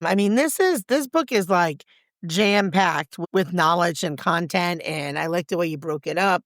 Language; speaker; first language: English; native; English